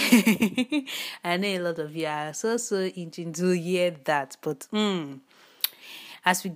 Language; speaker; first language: English; non-native, local second language; Yoruba